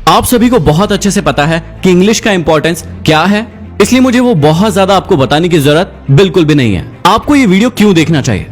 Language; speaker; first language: Hindi; native; Hindi